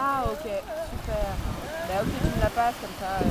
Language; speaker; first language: French; native; French